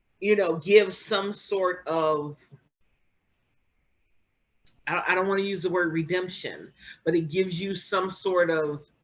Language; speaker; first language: English; native; English